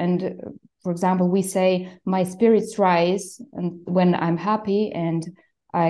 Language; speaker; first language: English; non-native, fluent; Lithuanian